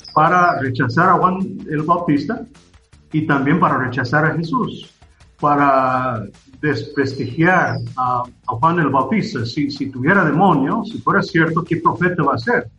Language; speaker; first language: Spanish; non-native, fluent; English